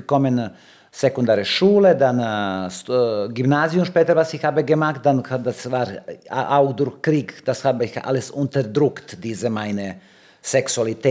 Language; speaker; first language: German; non-native, learner; Serbian